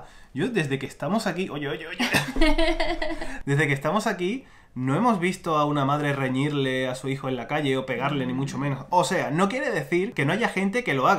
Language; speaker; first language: Spanish; native; Spanish